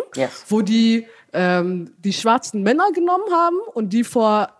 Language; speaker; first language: German; early bilingual, heritage; German